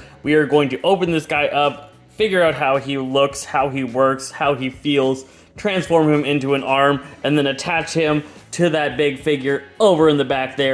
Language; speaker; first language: English; native; English